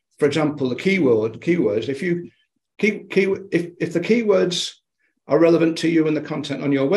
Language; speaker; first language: English; native; English